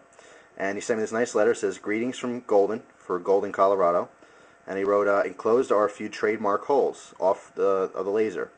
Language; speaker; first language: English; native; English